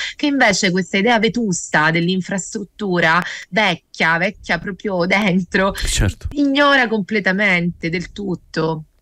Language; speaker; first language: Italian; native; Italian